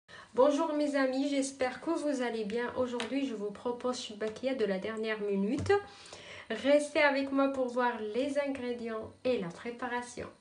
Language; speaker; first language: French; non-native, local second language; Arabic